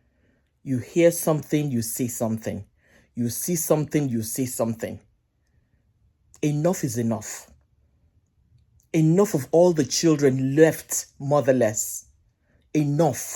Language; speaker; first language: English; non-native, local second language; Yoruba